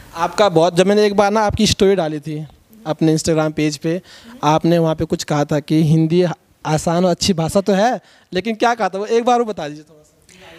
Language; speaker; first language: Hindi; native; Hindi